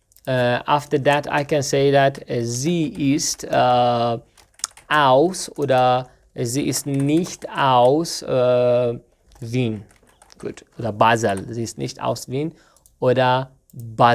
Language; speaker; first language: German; non-native, fluent; Persian